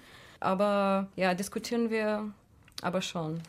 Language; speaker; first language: German; non-native, fluent; Russian